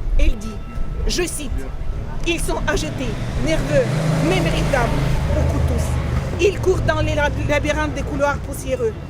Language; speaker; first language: French; non-native, learner; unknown